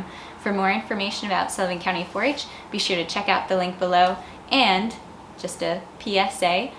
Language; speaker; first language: English; native; English